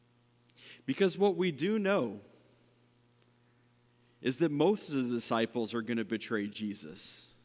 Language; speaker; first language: English; native; English